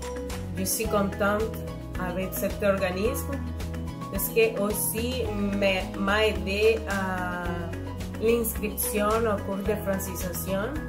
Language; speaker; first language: French; non-native, learner; Spanish